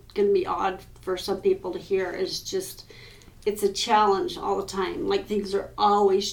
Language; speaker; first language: English; native; English